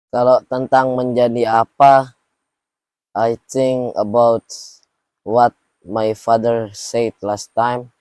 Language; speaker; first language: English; non-native, learner; Indonesian